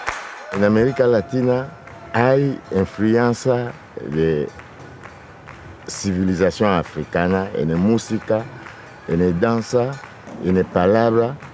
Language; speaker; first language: Spanish; non-native, fluent; Lingala